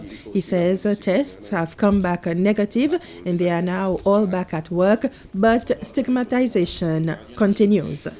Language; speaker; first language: English; non-native, local second language; Seselwa Creole French